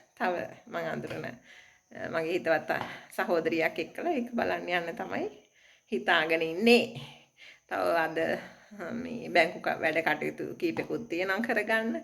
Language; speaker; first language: Sinhala; native; Sinhala